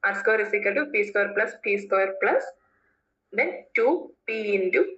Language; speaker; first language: English; non-native, local second language; Malayalam